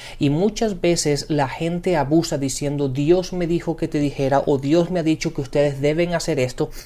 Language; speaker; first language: Spanish; early bilingual, heritage; Spanish